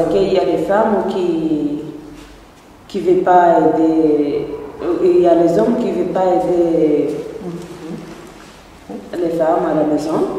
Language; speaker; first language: French; non-native, fluent; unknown